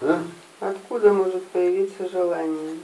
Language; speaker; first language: Russian; native; Russian